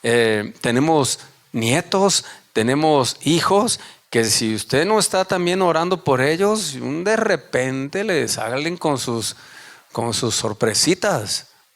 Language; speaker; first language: Spanish; native; Spanish